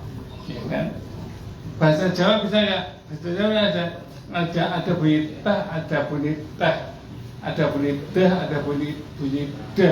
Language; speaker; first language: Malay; non-native, local second language; Javanese